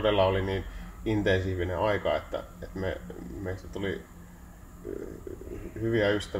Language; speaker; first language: Finnish; native; Finnish